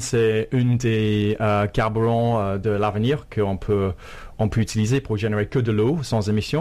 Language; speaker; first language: French; non-native, fluent; English